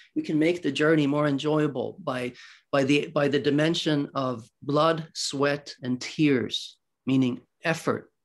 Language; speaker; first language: English; early bilingual, other home language; Swedish